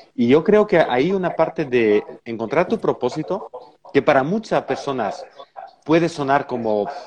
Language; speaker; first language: Spanish; non-native, fluent; Dutch